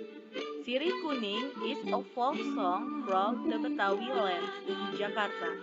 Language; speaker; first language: English; non-native, fluent; Indonesian